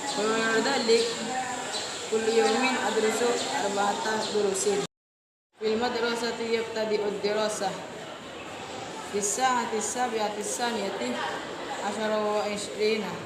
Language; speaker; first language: Arabic; non-native, learner; Indonesian